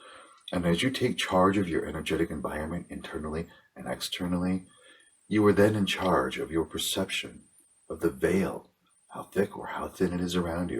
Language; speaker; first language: English; native; English